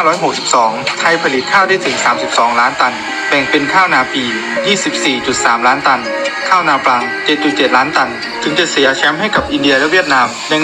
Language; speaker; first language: Thai; native; Thai